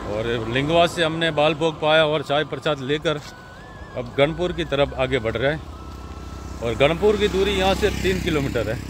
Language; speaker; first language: Hindi; non-native, local second language; Gujarati